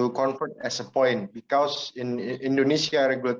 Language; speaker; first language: English; non-native, learner; Indonesian